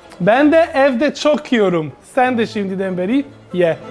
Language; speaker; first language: Turkish; non-native, learner; Italian